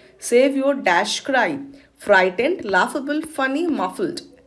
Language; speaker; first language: English; non-native, local second language; Bangla